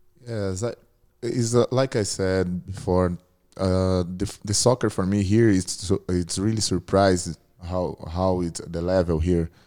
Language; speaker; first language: English; non-native, learner; Portuguese